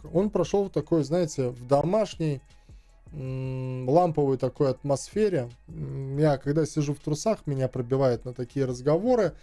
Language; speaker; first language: Russian; native; Russian